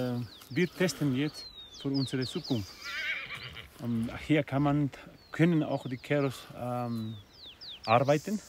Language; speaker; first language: German; non-native, learner; Spanish